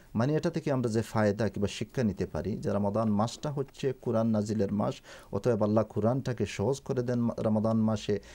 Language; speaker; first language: Bangla; native; Bangla